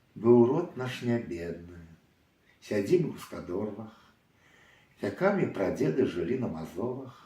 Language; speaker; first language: Belarusian; native; Belarusian